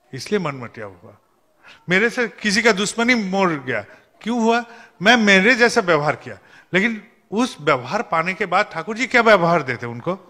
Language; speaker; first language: Hindi; non-native, local second language; Bangla